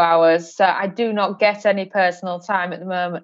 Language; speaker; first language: English; native; English